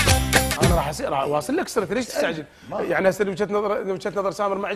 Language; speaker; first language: Arabic; native; Arabic